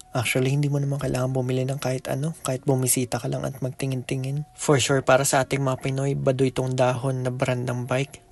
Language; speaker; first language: Filipino; native; Filipino